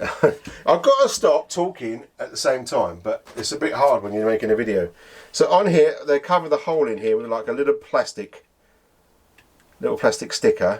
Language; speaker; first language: English; native; English